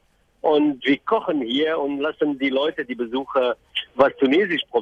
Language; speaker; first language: German; non-native, fluent; Arabic